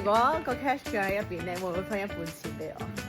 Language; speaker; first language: Cantonese; native; Cantonese